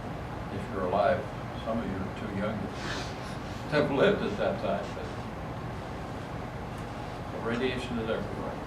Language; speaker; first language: English; native; English